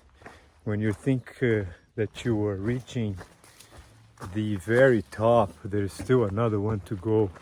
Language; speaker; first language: English; non-native, fluent; Portuguese